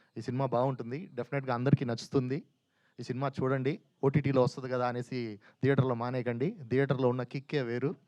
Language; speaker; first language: Telugu; native; Telugu